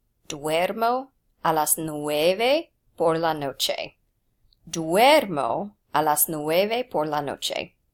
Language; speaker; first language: Spanish; non-native, fluent; English